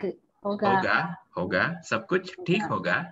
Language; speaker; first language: Hindi; non-native, fluent; Indonesian